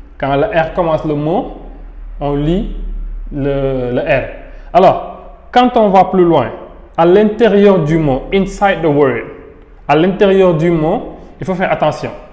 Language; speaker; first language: French; non-native, local second language; Wolof